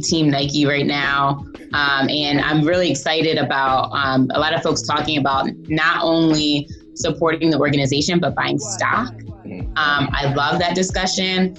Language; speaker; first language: English; native; English